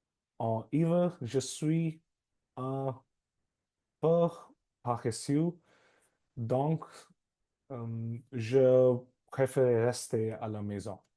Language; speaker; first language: French; non-native, learner; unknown